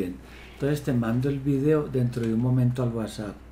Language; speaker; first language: Spanish; native; Spanish